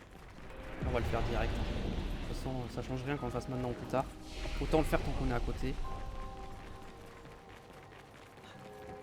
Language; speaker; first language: French; native; French